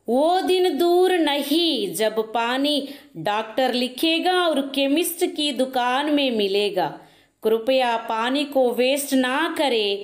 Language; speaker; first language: Hindi; non-native, local second language; Telugu